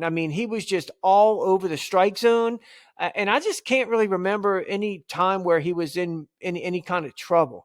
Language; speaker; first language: English; native; English